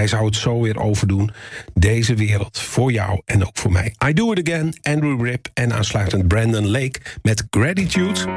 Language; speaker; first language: Dutch; native; Dutch